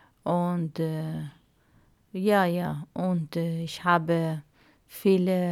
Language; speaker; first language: German; non-native, learner; Arabic